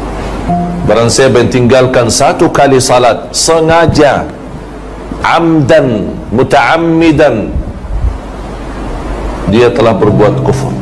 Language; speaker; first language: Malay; non-native, fluent; Arabic